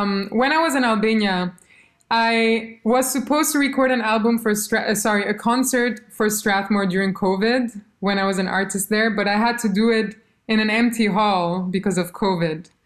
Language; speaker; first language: English; non-native, fluent; Albanian